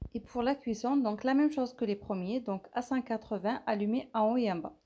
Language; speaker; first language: French; non-native, local second language; Arabic